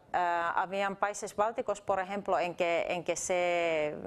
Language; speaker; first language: Spanish; non-native, fluent; Finnish